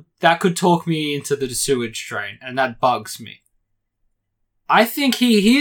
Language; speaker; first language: English; native; English